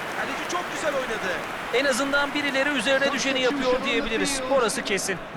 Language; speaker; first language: Turkish; native; Turkish